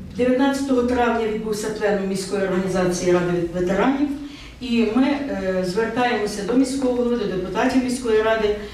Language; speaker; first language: Ukrainian; native; Ukrainian